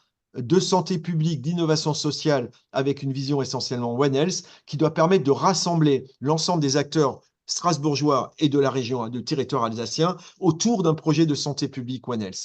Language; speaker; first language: French; native; French